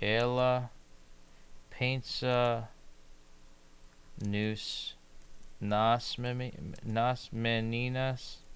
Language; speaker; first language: Portuguese; non-native, learner; English